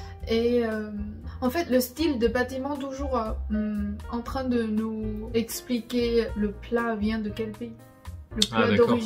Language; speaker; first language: French; non-native, fluent; Chinese